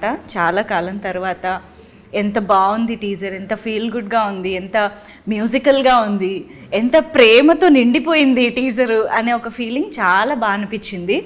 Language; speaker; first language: Telugu; native; Telugu